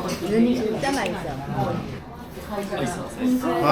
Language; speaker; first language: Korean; non-native, learner; Japanese